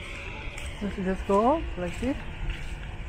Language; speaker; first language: English; non-native, learner; Korean